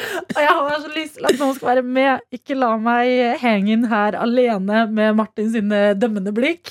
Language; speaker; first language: Norwegian; native; Norwegian